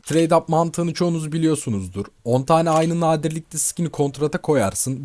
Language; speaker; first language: Turkish; native; Turkish